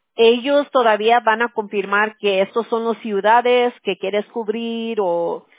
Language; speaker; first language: Spanish; early bilingual, heritage; Spanish